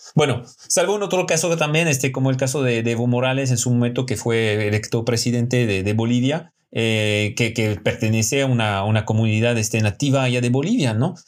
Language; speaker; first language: Spanish; non-native, fluent; French